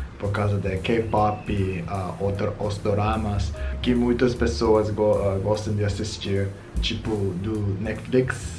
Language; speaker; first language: Portuguese; non-native, learner; Korean